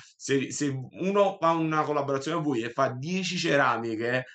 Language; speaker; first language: Italian; native; Italian